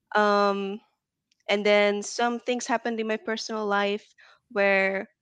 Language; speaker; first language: English; non-native, fluent; Hungarian